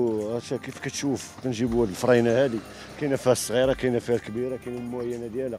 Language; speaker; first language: Arabic; native; Arabic